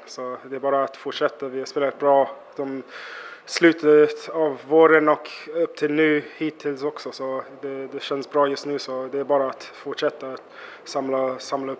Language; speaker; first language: Swedish; non-native, fluent; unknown